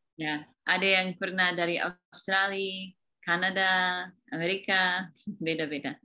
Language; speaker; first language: Indonesian; early bilingual, other home language; English